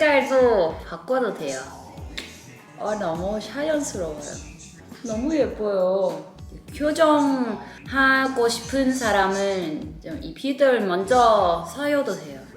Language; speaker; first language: Korean; non-native, learner; Thai